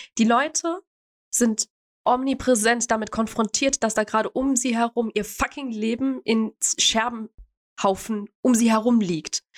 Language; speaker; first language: German; early bilingual, other home language; Croatian